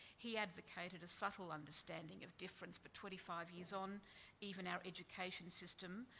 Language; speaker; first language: English; native; English